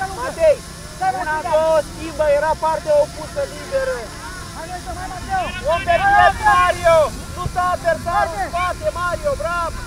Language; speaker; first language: Romanian; native; Romanian